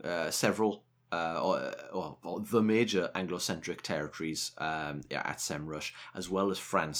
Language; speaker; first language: English; native; English